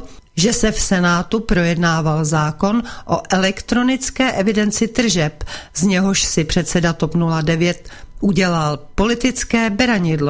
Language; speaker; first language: Czech; native; Czech